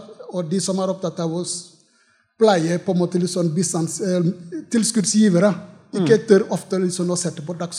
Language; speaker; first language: Norwegian; non-native, fluent; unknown